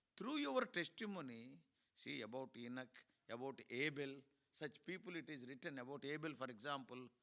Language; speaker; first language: English; non-native, local second language; Telugu